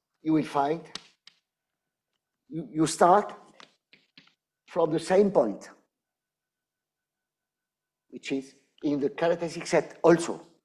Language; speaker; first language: English; non-native, fluent; Arabic